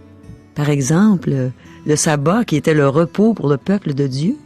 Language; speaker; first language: French; native; French